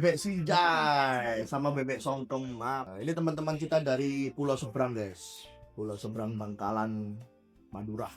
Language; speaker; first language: Indonesian; native; Indonesian